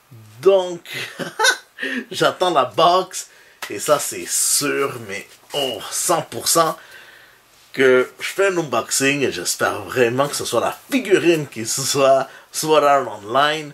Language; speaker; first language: French; native; French